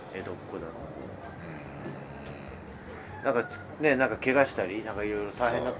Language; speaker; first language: Japanese; native; Japanese